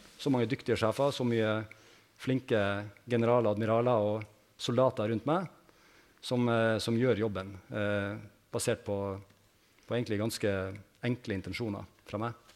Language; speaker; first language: Norwegian; native; Norwegian